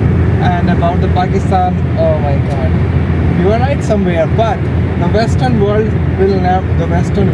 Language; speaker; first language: English; non-native, local second language; Hindi